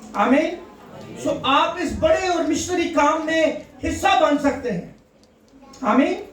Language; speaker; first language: Urdu; non-native, local second language; Punjabi